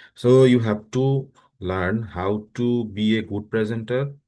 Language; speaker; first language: English; non-native, local second language; Bangla